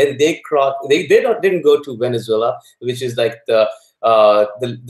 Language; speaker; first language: English; non-native, local second language; Punjabi